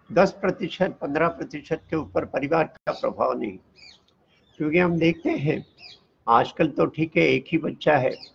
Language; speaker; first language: Hindi; non-native, local second language; Tamil